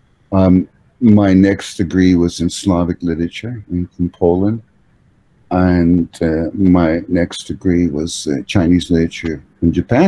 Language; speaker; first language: English; native; English